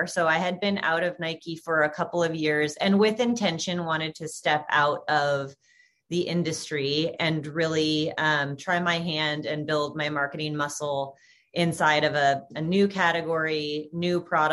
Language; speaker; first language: English; native; English